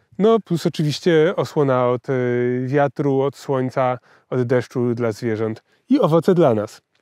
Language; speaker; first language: Polish; native; Polish